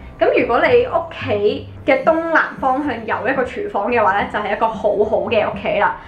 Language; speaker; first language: Cantonese; early bilingual, other home language; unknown